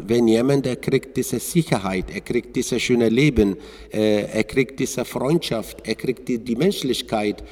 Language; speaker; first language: German; non-native, learner; Arabic